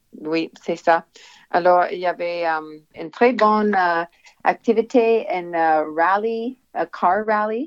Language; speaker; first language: French; non-native, local second language; English